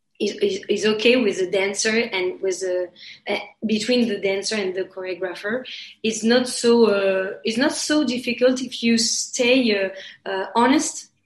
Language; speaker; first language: English; non-native, learner; French